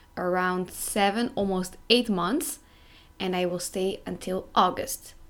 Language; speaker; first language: English; non-native, fluent; Dutch